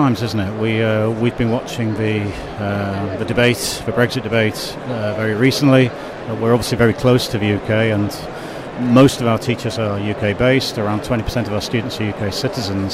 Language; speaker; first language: English; native; English